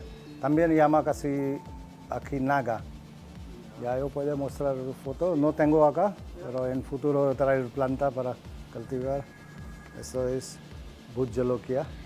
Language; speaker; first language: Spanish; non-native, learner; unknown